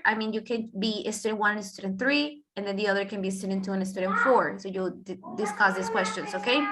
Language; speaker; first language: English; non-native, fluent; Spanish